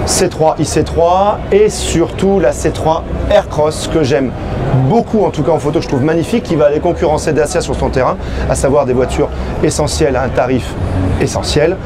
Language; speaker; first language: French; native; French